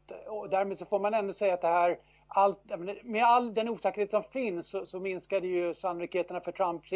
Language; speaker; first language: Swedish; native; Swedish